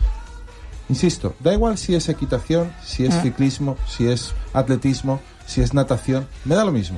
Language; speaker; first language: Spanish; native; Spanish